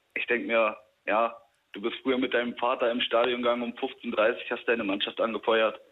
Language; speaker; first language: German; native; German